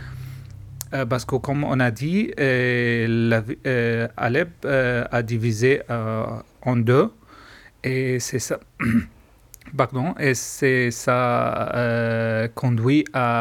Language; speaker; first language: French; non-native, learner; Arabic